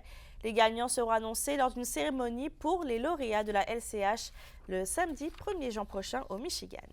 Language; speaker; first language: French; native; French